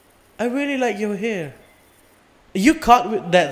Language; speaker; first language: English; non-native, learner; Indonesian